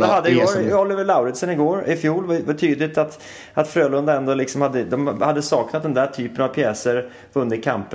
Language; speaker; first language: Swedish; native; Swedish